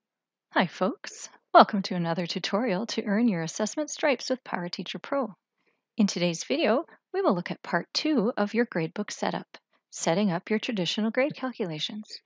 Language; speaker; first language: English; native; English